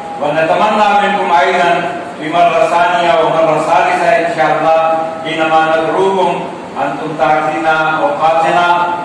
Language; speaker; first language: Arabic; non-native, learner; Urdu